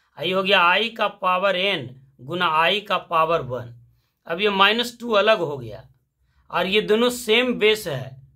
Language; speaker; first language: Hindi; native; Hindi